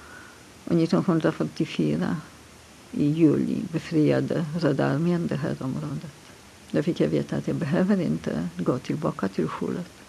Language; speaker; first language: Swedish; non-native, fluent; Polish